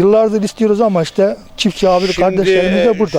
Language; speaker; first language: Turkish; native; Turkish